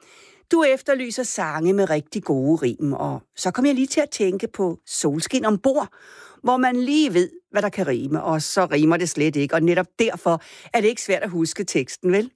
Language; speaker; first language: Danish; native; Danish